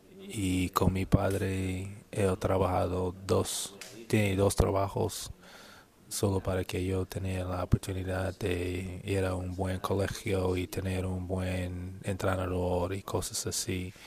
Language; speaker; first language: Spanish; non-native, learner; English